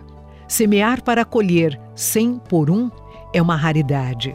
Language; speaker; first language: Portuguese; native; Portuguese